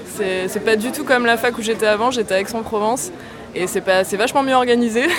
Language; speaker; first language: French; native; French